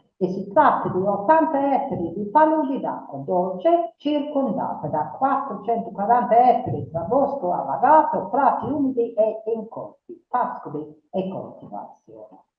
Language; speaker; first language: Italian; non-native, fluent; English